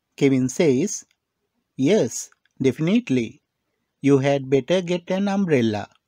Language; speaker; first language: English; non-native, local second language; Sinhala